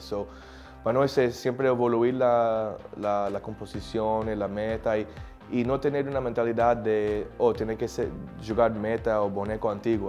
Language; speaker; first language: Spanish; early bilingual, heritage; English